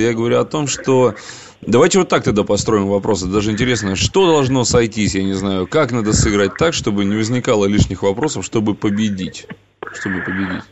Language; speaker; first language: Russian; native; Russian